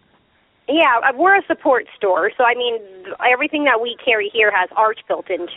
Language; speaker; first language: English; native; English